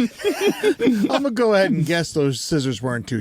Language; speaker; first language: English; native; English